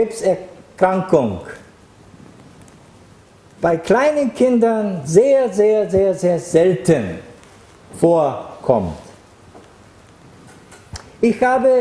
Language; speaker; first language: German; non-native, fluent; Japanese